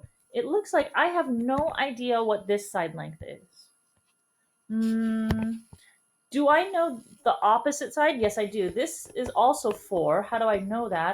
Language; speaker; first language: English; native; English